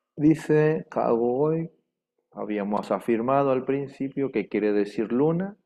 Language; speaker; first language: Spanish; non-native, local second language; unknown